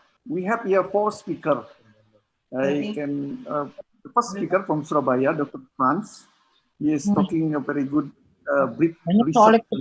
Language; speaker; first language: English; non-native, learner; Indonesian